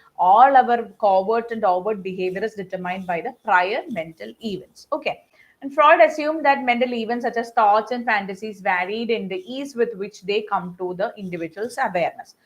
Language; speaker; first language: English; non-native, local second language; Malayalam